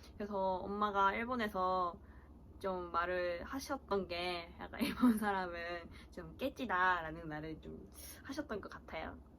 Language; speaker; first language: Korean; early bilingual, heritage; Korean